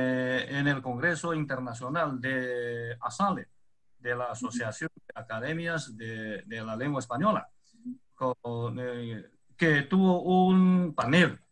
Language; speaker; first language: Spanish; non-native, fluent; Chinese